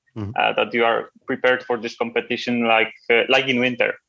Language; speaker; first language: English; non-native, fluent; Polish